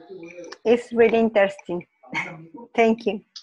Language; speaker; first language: English; non-native, learner; Spanish